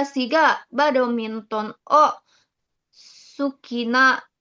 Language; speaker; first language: Japanese; non-native, learner; Indonesian